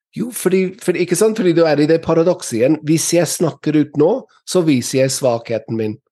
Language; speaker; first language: Norwegian; non-native, fluent; English